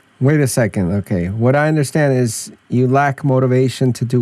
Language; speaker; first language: English; native; English